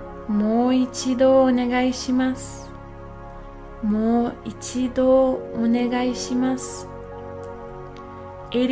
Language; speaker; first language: Japanese; non-native, fluent; English